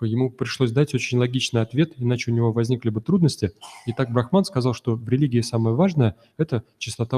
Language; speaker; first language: Russian; native; Russian